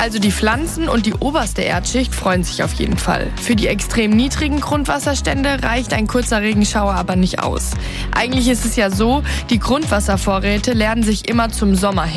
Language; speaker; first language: German; native; German